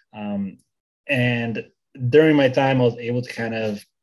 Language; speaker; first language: English; early bilingual, other home language; Bulgarian